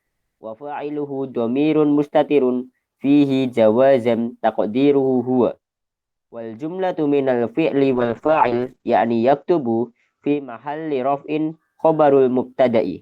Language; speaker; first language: Arabic; non-native, learner; Indonesian